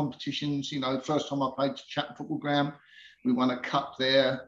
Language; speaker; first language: English; native; English